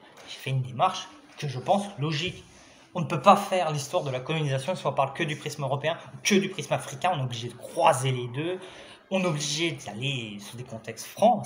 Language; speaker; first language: French; native; French